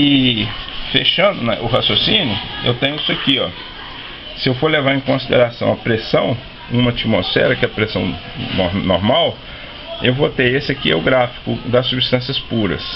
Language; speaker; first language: Portuguese; native; Portuguese